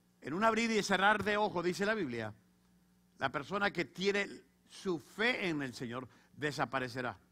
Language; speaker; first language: Spanish; native; Spanish